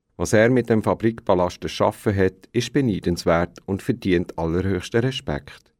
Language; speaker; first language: German; native; German